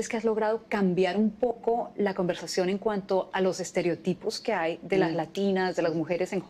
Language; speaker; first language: Spanish; native; Spanish